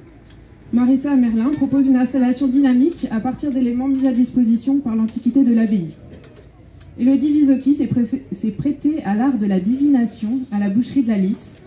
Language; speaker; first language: French; native; French